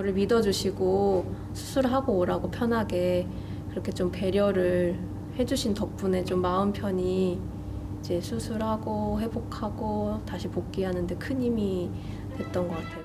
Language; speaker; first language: Korean; native; Korean